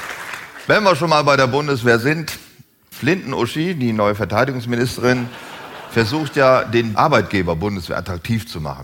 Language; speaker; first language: German; native; German